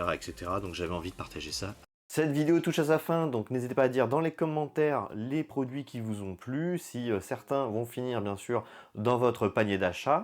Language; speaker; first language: French; native; French